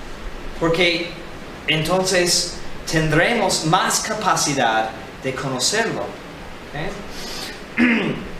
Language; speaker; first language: Spanish; non-native, fluent; English